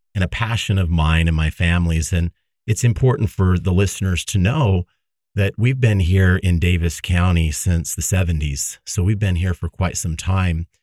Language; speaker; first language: English; native; English